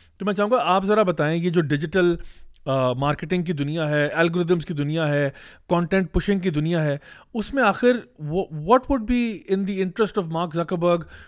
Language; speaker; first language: Urdu; native; Urdu